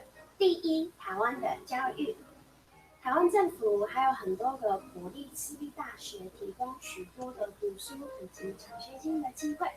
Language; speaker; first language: Chinese; non-native, fluent; Mongolian